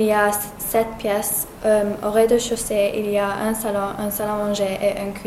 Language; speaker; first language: French; non-native, learner; English